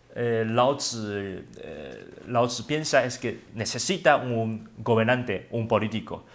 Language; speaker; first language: Spanish; non-native, learner; Wu Chinese